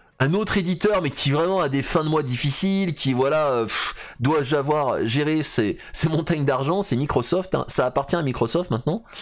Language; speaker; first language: French; native; French